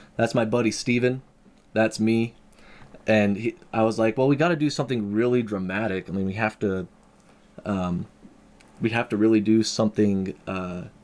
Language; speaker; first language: English; native; English